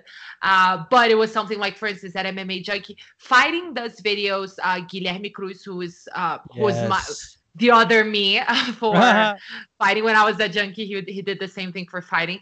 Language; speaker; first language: English; non-native, fluent; Portuguese